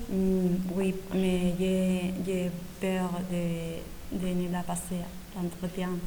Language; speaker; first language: French; non-native, learner; Spanish